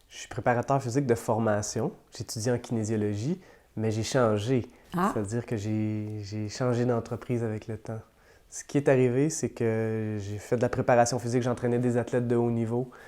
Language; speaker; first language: French; native; French